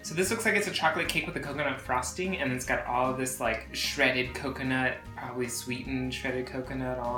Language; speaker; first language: English; native; English